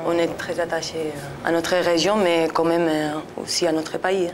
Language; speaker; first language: French; non-native, fluent; Spanish